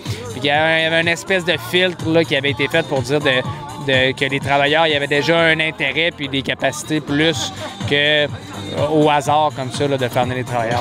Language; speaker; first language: French; native; French